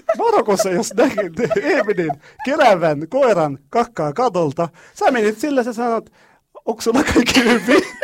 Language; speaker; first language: Finnish; non-native, learner; Arabic